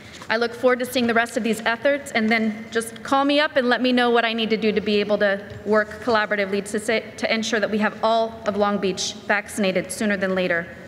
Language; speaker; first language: English; early bilingual, other home language; Spanish